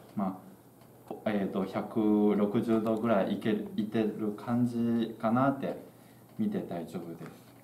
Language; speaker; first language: Japanese; non-native, fluent; Chinese